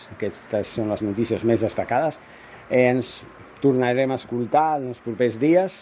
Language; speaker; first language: Catalan; non-native, local second language; Spanish